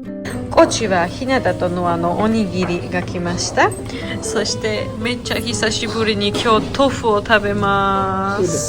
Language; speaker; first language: Japanese; non-native, fluent; Georgian